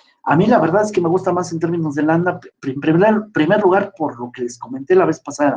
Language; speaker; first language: Spanish; native; Spanish